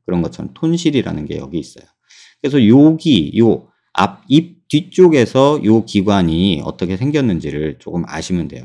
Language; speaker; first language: Korean; native; Korean